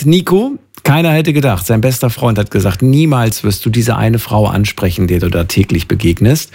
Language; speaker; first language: German; native; German